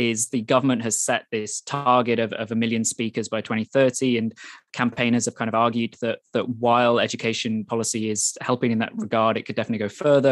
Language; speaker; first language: English; native; English